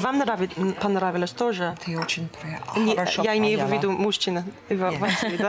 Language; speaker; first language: Russian; non-native, learner; English